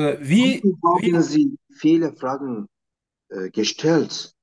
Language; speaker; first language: German; non-native, learner; Turkish